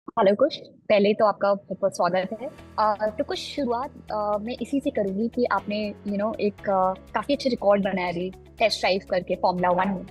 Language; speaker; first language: Hindi; native; Hindi